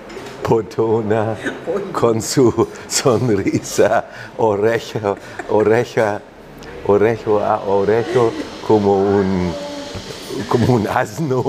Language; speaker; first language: Spanish; non-native, fluent; German